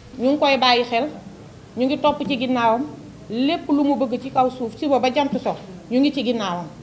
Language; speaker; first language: Wolof; non-native, fluent; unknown